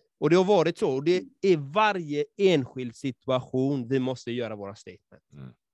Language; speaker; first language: Swedish; native; Swedish